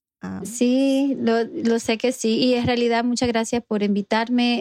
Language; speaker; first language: Spanish; early bilingual, heritage; Spanish